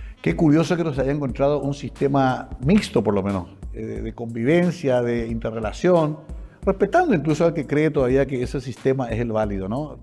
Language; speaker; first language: Spanish; native; Spanish